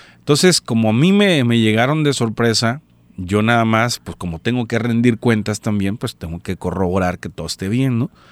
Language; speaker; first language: Spanish; native; Spanish